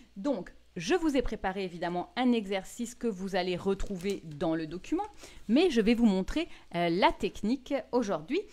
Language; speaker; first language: French; native; French